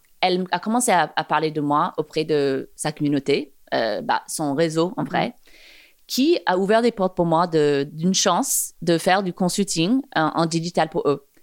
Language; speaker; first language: French; non-native, fluent; English